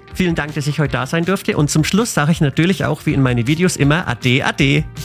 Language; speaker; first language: German; native; German